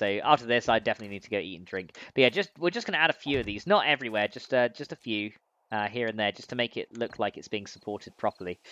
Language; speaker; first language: English; native; English